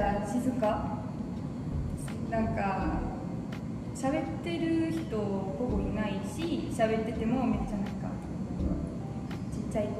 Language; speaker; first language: Japanese; non-native, fluent; Spanish